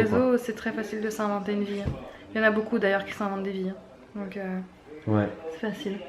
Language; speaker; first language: French; native; French